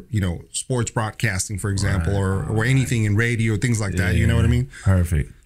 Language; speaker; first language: English; native; English